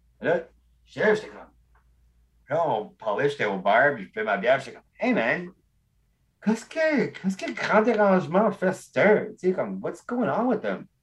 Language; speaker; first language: French; non-native, local second language; English